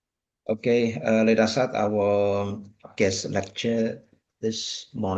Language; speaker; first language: English; non-native, fluent; Indonesian